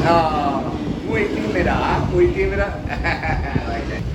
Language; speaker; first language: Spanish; non-native, learner; English